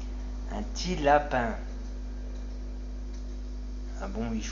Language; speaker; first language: French; native; French